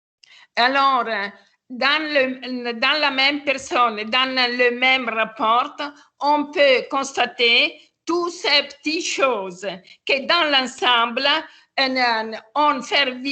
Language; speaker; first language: French; non-native, learner; Italian